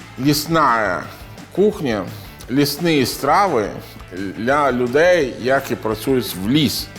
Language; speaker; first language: Ukrainian; non-native, learner; Italian